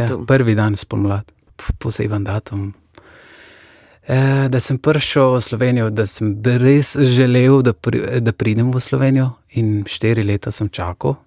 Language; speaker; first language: Slovenian; non-native, fluent; Persian